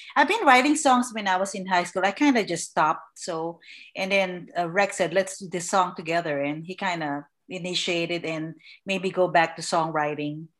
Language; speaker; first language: English; non-native, local second language; Filipino